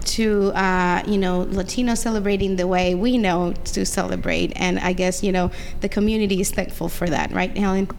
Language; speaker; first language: English; non-native, fluent; Spanish